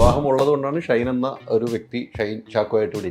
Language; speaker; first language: Malayalam; native; Malayalam